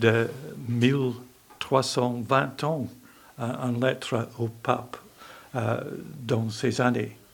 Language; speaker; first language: French; non-native, learner; English